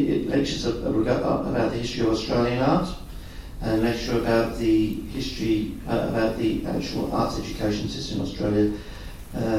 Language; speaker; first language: English; native; English